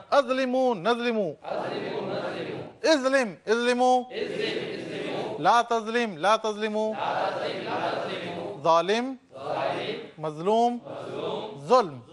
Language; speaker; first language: Arabic; non-native, learner; Urdu